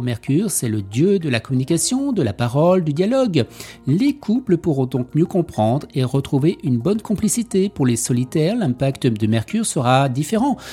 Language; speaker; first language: French; native; French